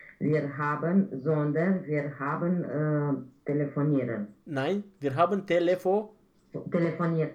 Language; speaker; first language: German; non-native, learner; Romanian